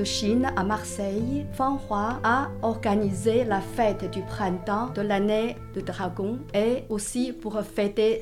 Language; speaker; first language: French; non-native, fluent; Chinese